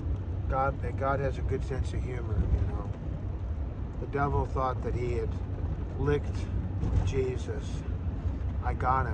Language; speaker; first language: English; native; English